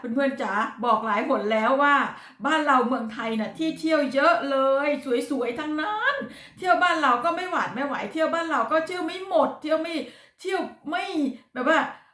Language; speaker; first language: Thai; native; Thai